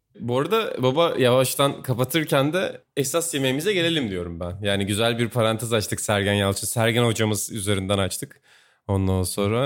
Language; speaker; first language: Turkish; native; Turkish